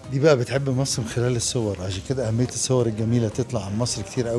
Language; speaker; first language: Arabic; native; Arabic